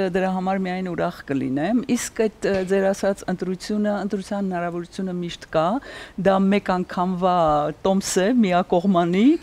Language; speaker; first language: Armenian; native; Armenian